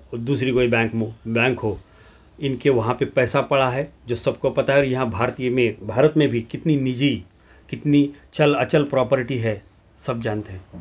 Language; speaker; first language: Hindi; native; Hindi